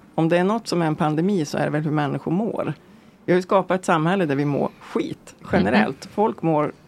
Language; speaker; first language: Swedish; native; Swedish